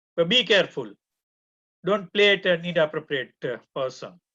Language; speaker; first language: English; non-native, local second language; Gujarati